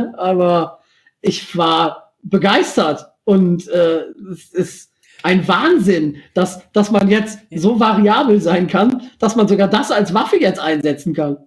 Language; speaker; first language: German; native; German